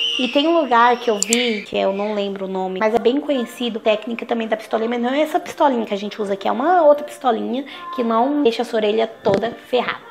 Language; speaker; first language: Portuguese; native; Portuguese